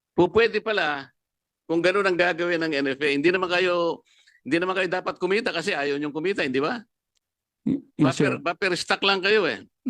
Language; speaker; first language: Filipino; non-native, local second language; Pampanga